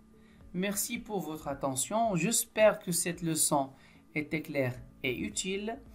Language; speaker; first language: French; non-native, local second language; Arabic